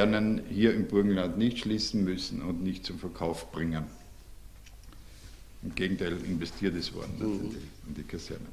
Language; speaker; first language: German; native; German